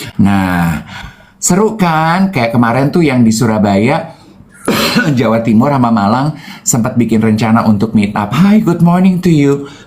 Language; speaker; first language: Indonesian; native; Indonesian